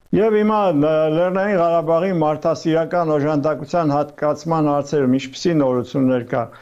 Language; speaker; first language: Armenian; native; Armenian